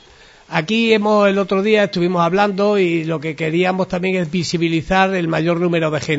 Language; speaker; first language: Spanish; native; Spanish